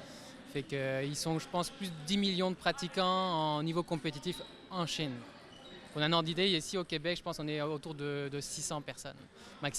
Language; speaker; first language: French; native; French